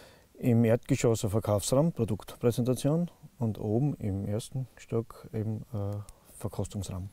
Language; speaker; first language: German; native; German